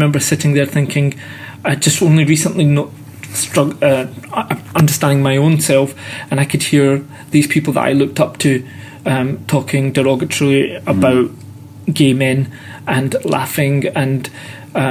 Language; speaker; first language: English; native; English